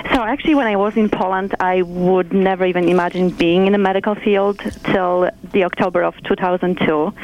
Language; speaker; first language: English; non-native, fluent; Polish